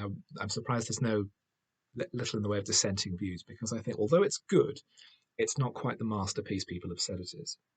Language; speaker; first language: English; native; English